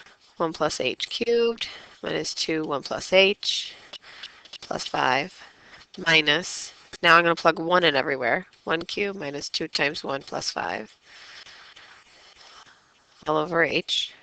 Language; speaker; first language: English; native; English